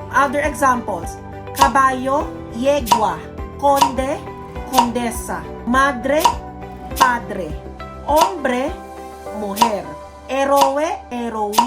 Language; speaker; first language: Spanish; non-native, learner; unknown